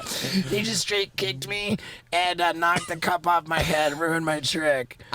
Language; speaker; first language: English; native; English